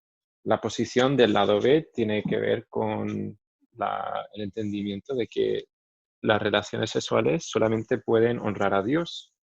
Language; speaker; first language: Spanish; non-native, fluent; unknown